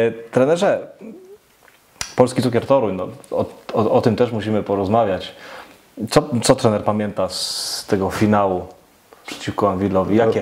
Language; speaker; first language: Polish; native; Polish